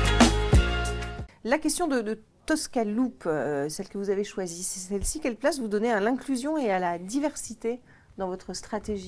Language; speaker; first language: French; native; French